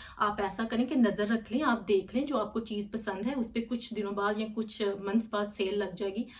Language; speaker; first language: Urdu; native; Urdu